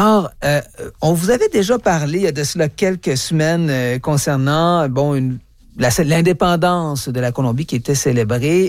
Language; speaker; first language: French; native; French